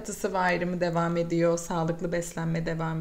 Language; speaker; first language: Turkish; native; Turkish